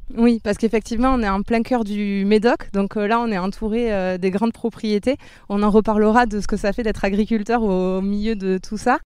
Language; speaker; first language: French; native; French